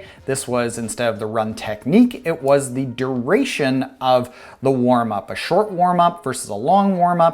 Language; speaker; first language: English; native; English